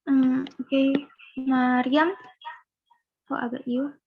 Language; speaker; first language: English; non-native, learner; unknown